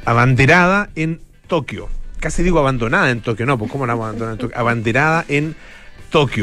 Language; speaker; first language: Spanish; native; Spanish